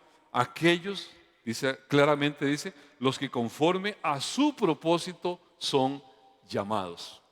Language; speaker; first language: Spanish; native; Spanish